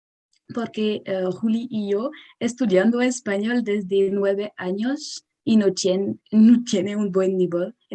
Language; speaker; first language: Spanish; non-native, learner; French